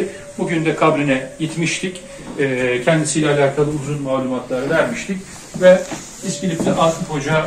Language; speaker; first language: Turkish; native; Turkish